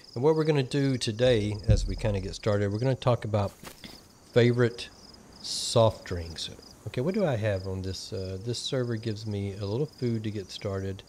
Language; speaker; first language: English; native; English